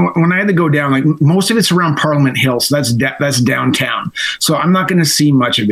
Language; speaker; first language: English; native; English